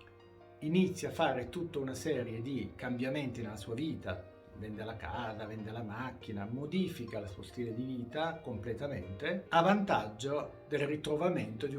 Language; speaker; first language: Italian; native; Italian